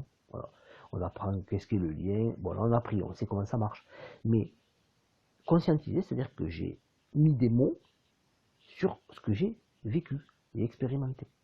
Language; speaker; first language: French; native; French